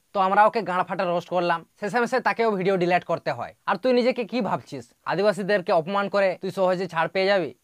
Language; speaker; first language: Bangla; non-native, local second language; Santali